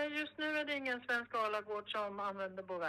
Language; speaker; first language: Swedish; native; Swedish